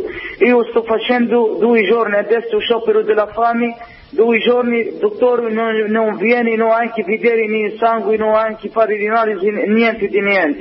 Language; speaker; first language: Italian; non-native, learner; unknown